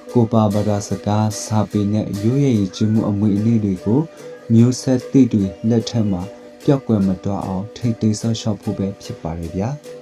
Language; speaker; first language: Burmese; non-native, local second language; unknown